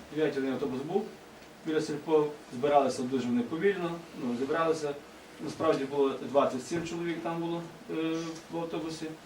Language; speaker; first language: Ukrainian; native; Ukrainian